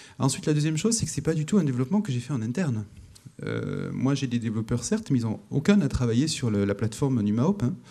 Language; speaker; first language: French; native; French